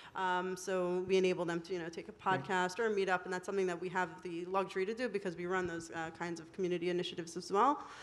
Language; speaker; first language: English; non-native, fluent; Hebrew